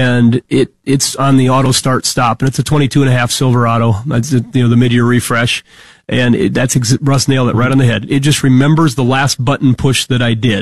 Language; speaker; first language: English; native; English